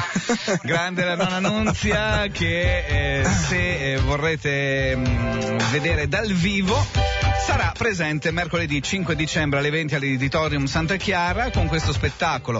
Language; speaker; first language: Italian; native; Italian